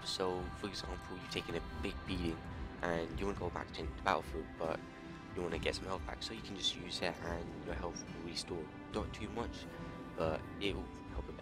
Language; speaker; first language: English; native; English